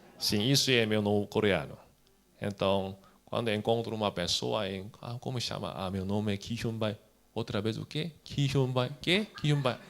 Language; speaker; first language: Portuguese; non-native, fluent; Korean